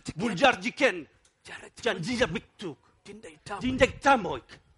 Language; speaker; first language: Spanish; non-native, fluent; Wolof